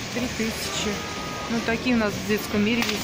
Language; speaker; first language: Russian; native; Russian